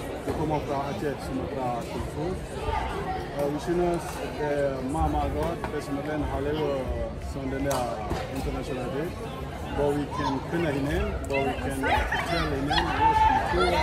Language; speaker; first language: Danish; non-native, learner; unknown